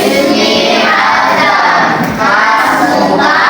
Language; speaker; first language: Arabic; non-native, learner; Indonesian